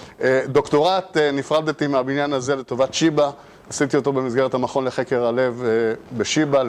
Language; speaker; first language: Hebrew; native; Hebrew